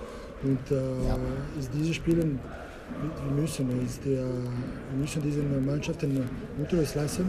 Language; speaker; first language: German; non-native, learner; English